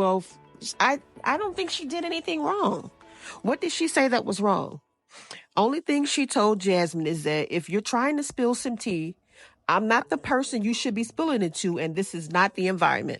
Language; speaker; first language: English; native; English